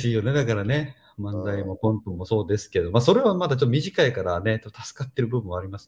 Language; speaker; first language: Japanese; native; Japanese